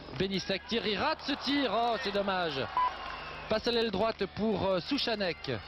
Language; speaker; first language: French; native; French